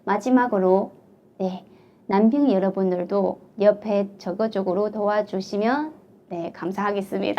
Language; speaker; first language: Korean; non-native, fluent; Chinese